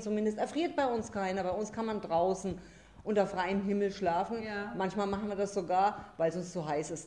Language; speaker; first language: German; native; German